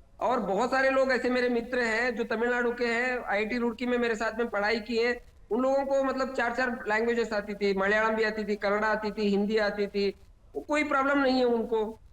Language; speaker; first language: Hindi; non-native, local second language; Kannada